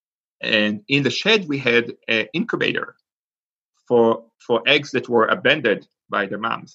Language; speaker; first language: English; non-native, fluent; Hebrew